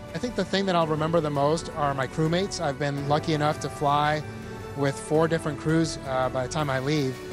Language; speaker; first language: English; early bilingual, other home language; Spanish